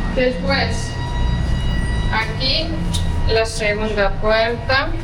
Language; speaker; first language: Spanish; non-native, fluent; Estonian